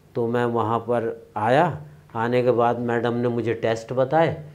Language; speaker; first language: Hindi; native; Hindi